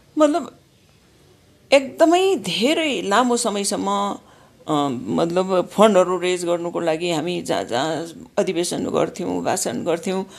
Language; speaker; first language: Nepali; native; Nepali